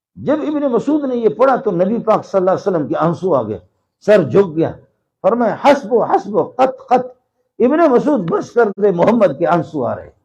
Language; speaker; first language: Urdu; non-native, local second language; Brahui